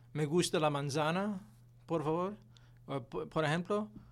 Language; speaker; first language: Spanish; non-native, fluent; English